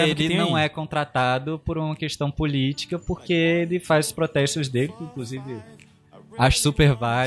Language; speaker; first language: Portuguese; native; Portuguese